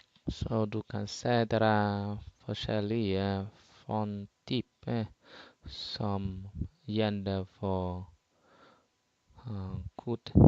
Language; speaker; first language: Norwegian; non-native, fluent; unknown